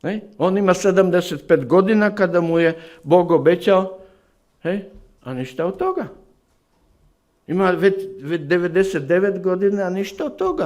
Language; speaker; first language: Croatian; non-native, fluent; Slovak